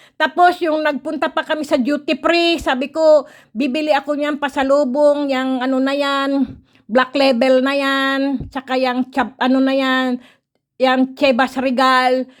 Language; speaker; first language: Filipino; native; Filipino